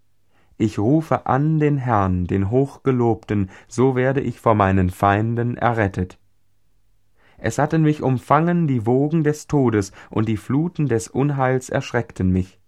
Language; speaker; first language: German; native; German